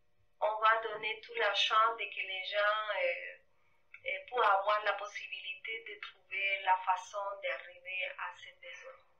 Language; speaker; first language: French; non-native, fluent; Spanish